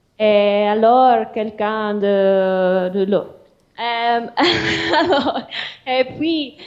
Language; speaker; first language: French; non-native, learner; English